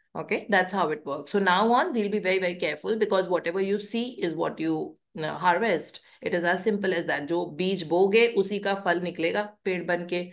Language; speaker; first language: Hindi; native; Hindi